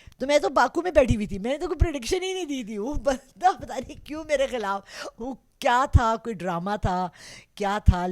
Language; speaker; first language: Urdu; non-native, local second language; Pashto